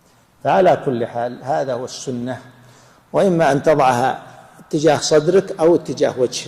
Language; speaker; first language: Arabic; native; Arabic